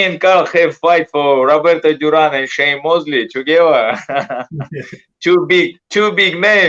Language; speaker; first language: English; non-native, learner; Russian